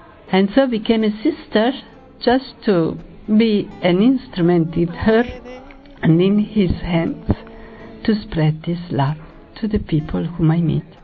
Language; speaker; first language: English; non-native, fluent; Italian